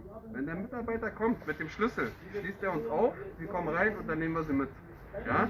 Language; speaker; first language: German; native; German